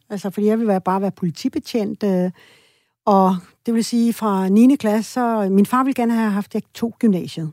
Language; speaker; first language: Danish; early bilingual, other home language; Swedish